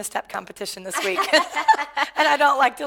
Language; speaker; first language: English; native; English